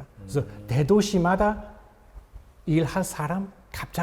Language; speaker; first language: Korean; non-native, fluent; English